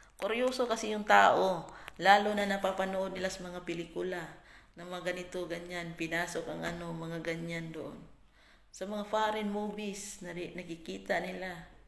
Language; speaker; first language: Filipino; non-native, local second language; Cebuano